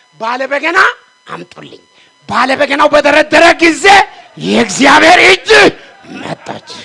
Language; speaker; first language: Amharic; non-native, local second language; Wolaytta